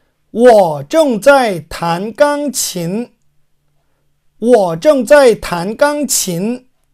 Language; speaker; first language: Chinese; non-native, fluent; Korean